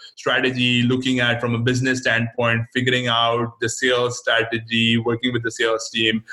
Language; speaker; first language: English; non-native, local second language; Hindi